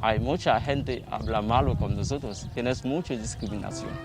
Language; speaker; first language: Spanish; non-native, learner; Haitian Creole